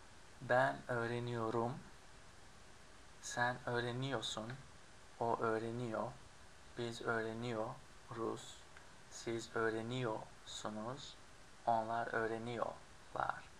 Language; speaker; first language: Turkish; non-native, learner; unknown